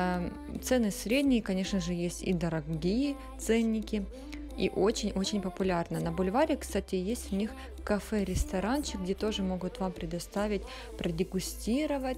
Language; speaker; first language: Russian; native; Russian